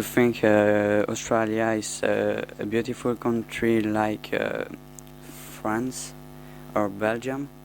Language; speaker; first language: English; non-native, learner; French